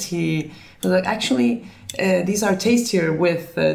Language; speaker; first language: English; early bilingual, other home language; Finnish